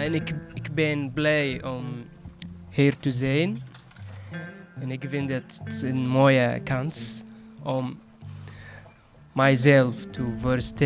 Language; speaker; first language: Dutch; non-native, learner; Arabic